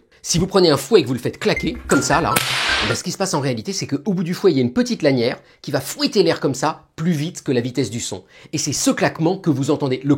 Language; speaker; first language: French; native; French